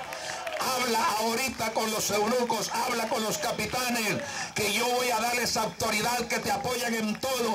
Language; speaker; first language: Spanish; native; Spanish